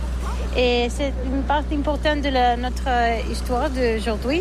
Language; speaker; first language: French; non-native, learner; Catalan